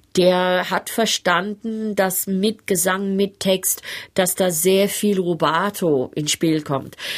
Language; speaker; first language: German; non-native, fluent; English